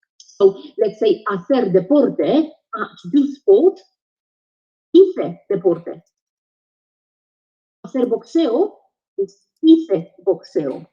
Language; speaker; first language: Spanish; non-native, fluent; English